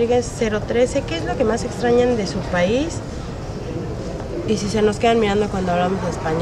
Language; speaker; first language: Spanish; native; Spanish